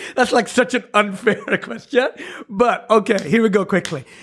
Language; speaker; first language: English; non-native, fluent; Swedish